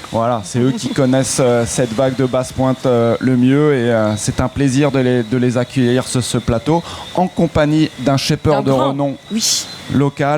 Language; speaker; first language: French; native; French